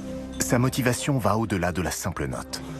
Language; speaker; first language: French; native; French